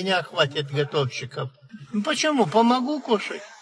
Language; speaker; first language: Russian; native; Russian